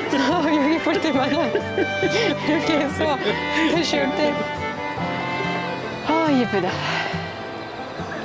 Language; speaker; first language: Korean; non-native, learner; French